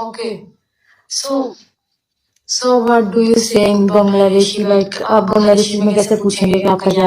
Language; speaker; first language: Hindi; non-native, local second language; Punjabi